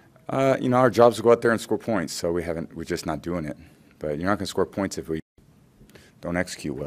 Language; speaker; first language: English; native; English